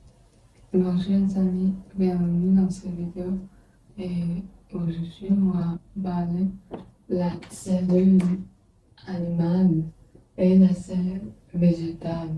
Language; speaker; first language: French; non-native, learner; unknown